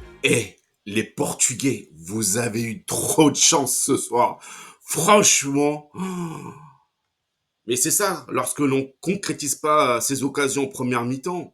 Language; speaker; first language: French; native; French